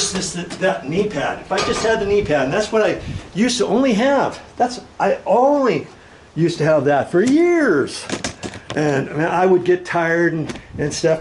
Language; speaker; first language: English; native; English